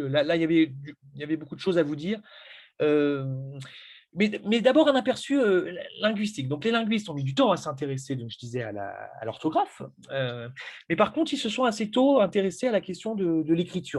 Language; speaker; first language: French; native; French